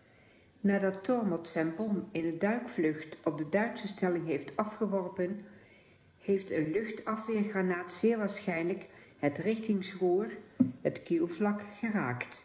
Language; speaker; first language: Dutch; native; Dutch